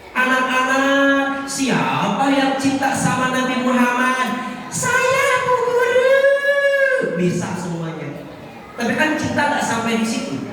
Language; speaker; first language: Indonesian; non-native, local second language; Sundanese